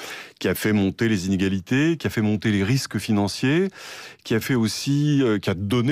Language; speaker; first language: French; native; French